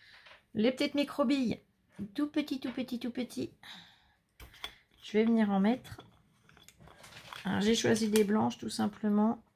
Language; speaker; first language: French; native; French